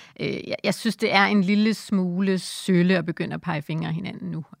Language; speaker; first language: Danish; native; Danish